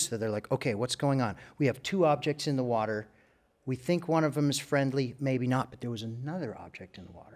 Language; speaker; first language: English; native; English